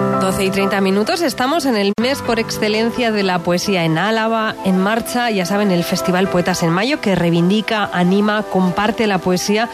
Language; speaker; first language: Spanish; native; Spanish